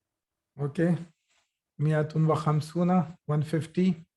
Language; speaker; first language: Arabic; non-native, fluent; Urdu